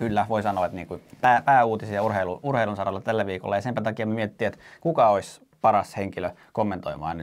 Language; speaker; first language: Finnish; native; Finnish